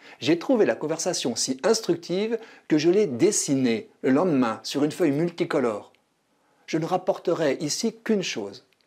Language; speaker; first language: French; native; French